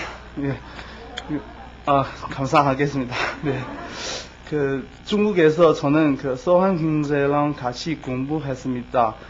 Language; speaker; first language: Korean; non-native, learner; Chinese